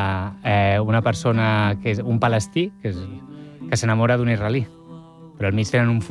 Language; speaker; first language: Catalan; native; Catalan